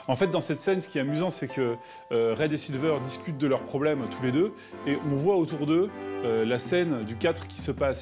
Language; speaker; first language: French; native; French